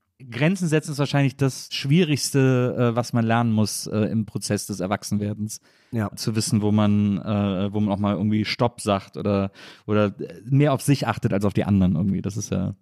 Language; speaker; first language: German; native; German